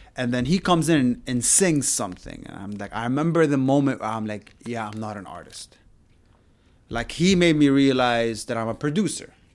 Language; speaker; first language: English; non-native, fluent; Arabic